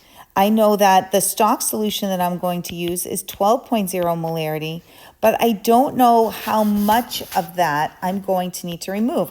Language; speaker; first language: English; native; English